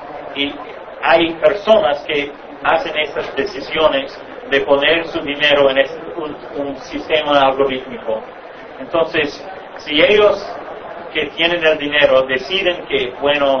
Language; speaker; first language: Spanish; non-native, fluent; English